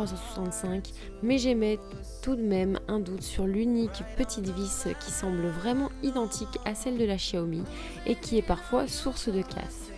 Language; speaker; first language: French; native; French